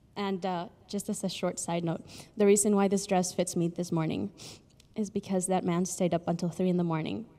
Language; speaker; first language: English; early bilingual, other home language; Spanish